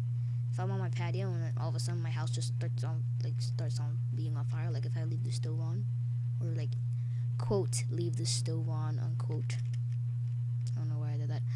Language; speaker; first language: English; native; English